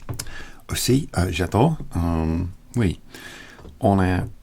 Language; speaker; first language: French; non-native, learner; English